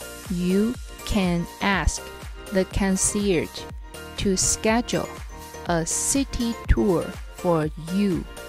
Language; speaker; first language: English; non-native, fluent; Chinese